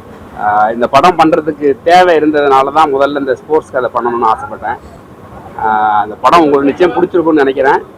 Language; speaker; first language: Tamil; native; Tamil